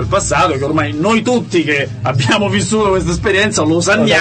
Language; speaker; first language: Italian; native; Italian